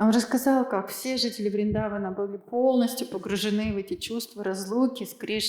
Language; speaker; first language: Russian; native; Russian